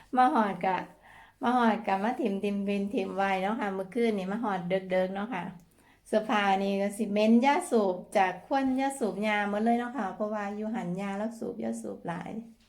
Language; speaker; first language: Thai; native; Thai